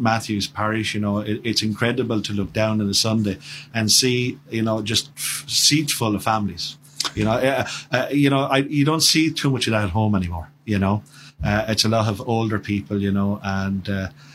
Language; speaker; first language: English; native; English